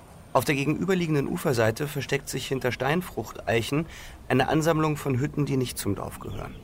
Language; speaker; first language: German; native; German